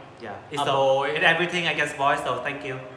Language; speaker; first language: English; non-native, learner; Vietnamese